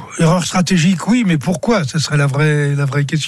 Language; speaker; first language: French; native; French